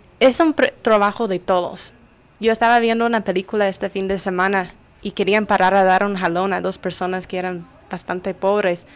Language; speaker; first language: Spanish; non-native, fluent; English